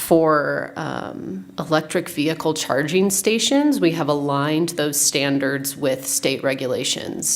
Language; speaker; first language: English; native; English